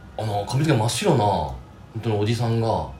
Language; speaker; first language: Japanese; native; Japanese